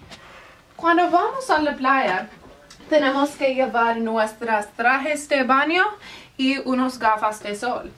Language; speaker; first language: Spanish; non-native, learner; English